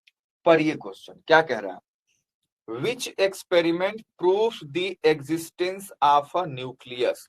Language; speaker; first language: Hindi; native; Hindi